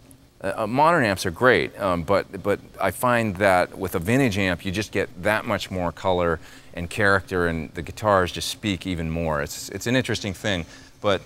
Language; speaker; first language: English; native; English